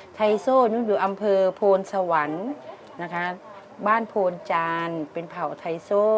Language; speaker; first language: Thai; non-native, local second language; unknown